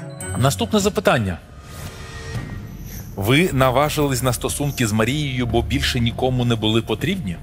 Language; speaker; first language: Ukrainian; native; Ukrainian